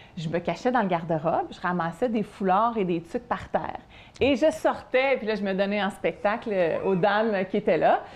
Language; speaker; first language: French; native; French